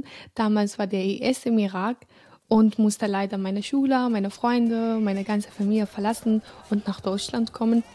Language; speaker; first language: German; early bilingual, other home language; Arabic